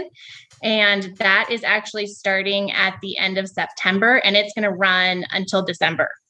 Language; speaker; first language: English; native; English